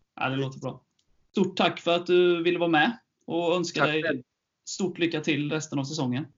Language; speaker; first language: Swedish; native; Swedish